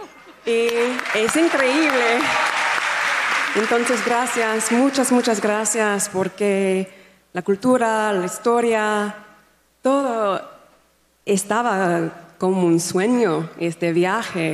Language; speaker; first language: Spanish; non-native, learner; English